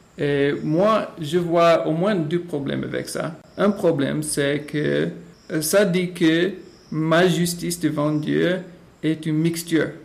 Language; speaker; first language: French; non-native, fluent; English